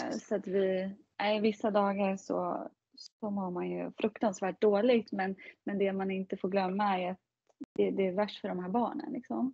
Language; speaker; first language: Swedish; native; Swedish